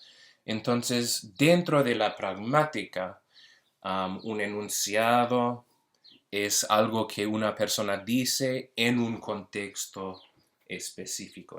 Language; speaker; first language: Spanish; early bilingual, heritage; Spanish